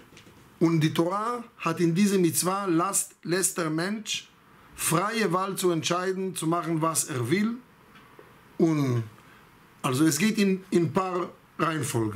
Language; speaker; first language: German; non-native, fluent; Hebrew